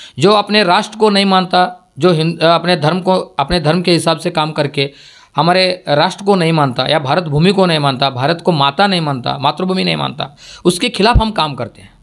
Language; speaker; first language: Hindi; non-native, local second language; Marathi